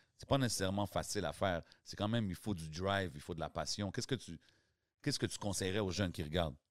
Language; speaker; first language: French; native; French